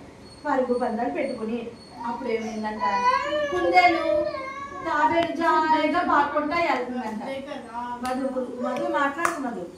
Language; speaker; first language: Telugu; native; Telugu